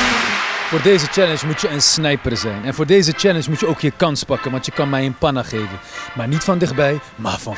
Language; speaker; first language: Dutch; native; Dutch